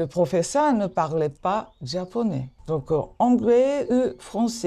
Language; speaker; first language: French; non-native, fluent; Japanese